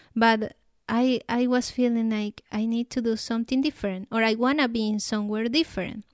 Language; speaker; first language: English; non-native, fluent; Spanish